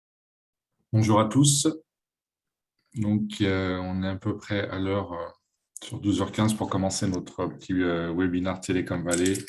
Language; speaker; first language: French; native; French